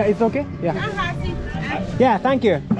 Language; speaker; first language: English; non-native, learner; Japanese